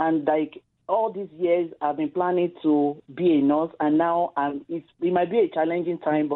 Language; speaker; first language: English; non-native, local second language; Yoruba